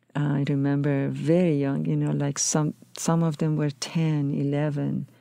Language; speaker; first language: English; non-native, fluent; Persian